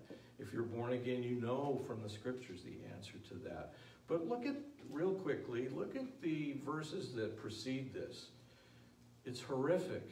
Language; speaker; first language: English; native; English